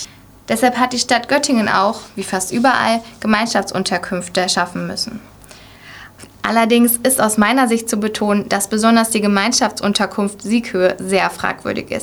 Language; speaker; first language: German; native; German